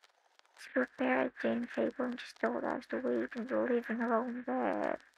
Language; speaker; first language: English; non-native, learner; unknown